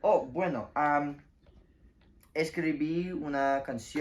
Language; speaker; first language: Spanish; non-native, learner; English